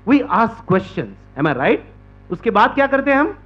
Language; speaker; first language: Hindi; non-native, local second language; Marathi